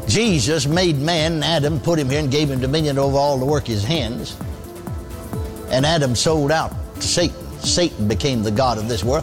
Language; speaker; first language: English; native; English